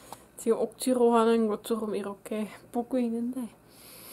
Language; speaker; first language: Korean; non-native, fluent; Dutch